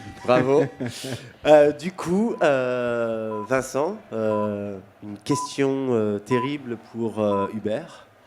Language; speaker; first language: French; native; French